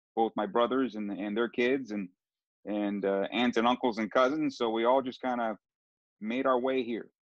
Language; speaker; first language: English; early bilingual, other home language; Sicilian